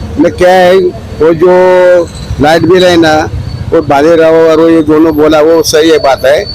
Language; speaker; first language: Hindi; non-native, local second language; Marathi